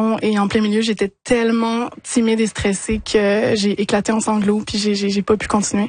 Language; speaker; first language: French; native; French